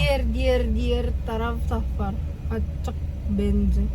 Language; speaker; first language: Turkish; non-native, learner; Indonesian